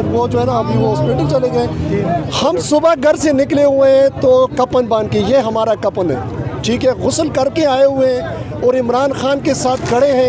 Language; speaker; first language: Hindi; non-native, local second language; Pashto